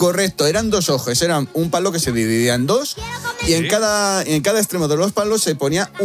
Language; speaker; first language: Spanish; native; Spanish